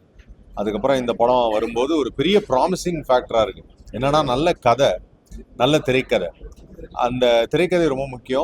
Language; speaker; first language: Tamil; native; Tamil